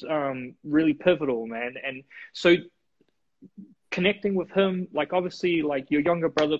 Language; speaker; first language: English; native; English